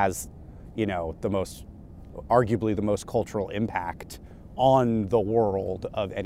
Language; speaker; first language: English; native; English